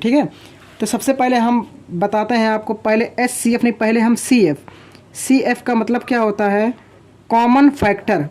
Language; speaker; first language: Hindi; native; Hindi